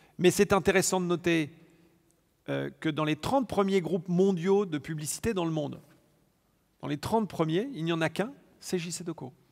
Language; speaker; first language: French; native; French